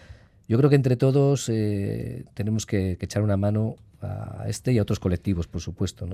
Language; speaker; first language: Spanish; native; Spanish